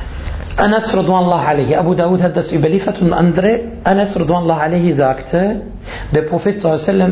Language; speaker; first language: German; non-native, fluent; Arabic